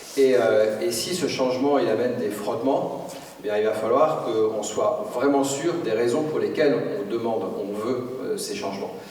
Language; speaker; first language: French; native; French